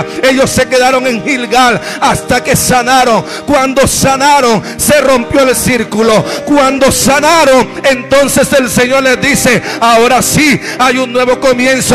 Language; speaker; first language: Spanish; native; Spanish